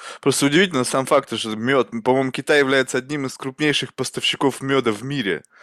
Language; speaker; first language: Russian; native; Russian